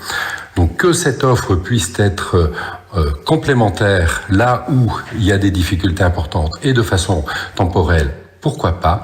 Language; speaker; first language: French; native; French